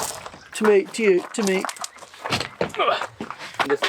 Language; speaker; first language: English; native; English